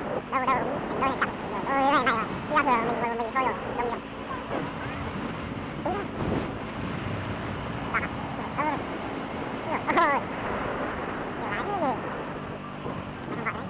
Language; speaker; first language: Vietnamese; native; Vietnamese